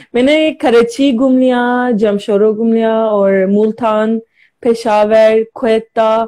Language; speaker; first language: Hindi; non-native, learner; Turkish